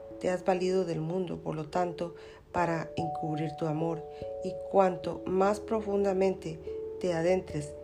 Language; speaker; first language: Spanish; native; Spanish